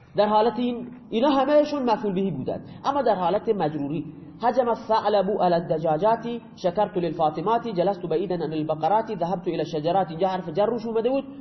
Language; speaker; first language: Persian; non-native, local second language; Baluchi